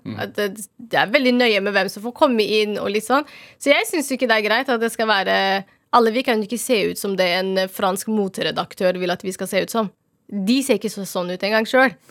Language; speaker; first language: Norwegian; early bilingual, other home language; Somali